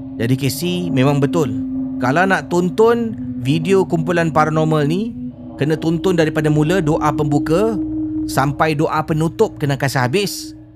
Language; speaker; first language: Malay; native; Malay